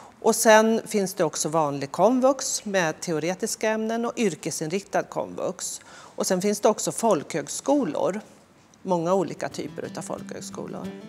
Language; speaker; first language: Swedish; native; Swedish